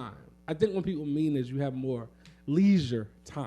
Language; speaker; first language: English; native; English